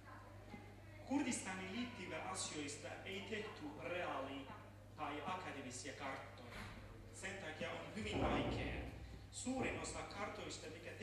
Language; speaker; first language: Finnish; non-native, learner; Central Kurdish